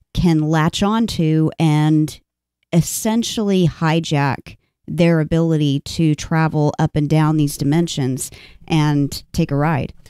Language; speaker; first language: English; native; English